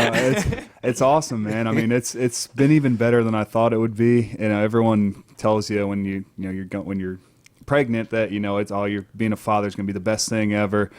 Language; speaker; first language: English; native; English